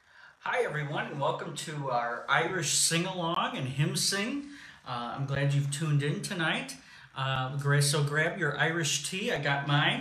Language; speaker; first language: English; native; English